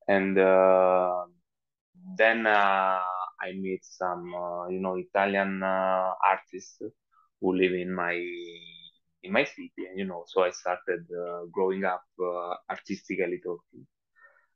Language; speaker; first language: English; non-native, fluent; Italian